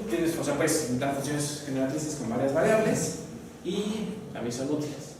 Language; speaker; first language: Spanish; native; Spanish